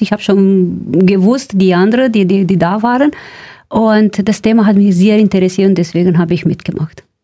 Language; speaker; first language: German; non-native, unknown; Romanian